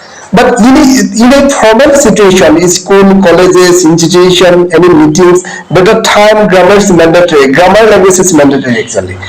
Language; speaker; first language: English; non-native, learner; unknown